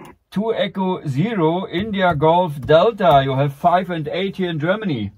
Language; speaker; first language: English; non-native, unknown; German